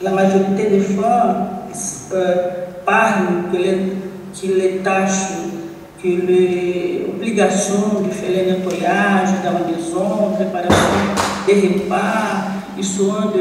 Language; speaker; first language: French; non-native, learner; Portuguese